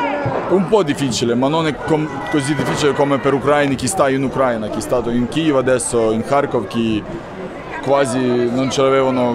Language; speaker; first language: Italian; non-native, fluent; Ukrainian